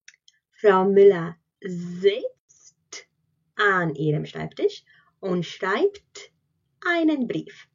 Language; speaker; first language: German; non-native, fluent; Latvian